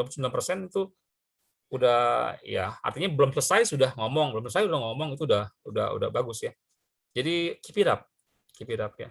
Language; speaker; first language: Indonesian; native; Indonesian